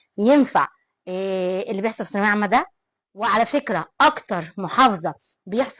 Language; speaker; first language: Arabic; native; Arabic